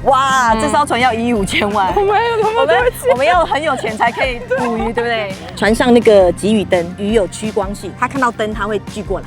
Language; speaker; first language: Chinese; native; Chinese